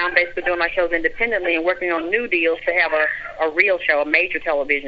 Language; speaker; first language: English; native; English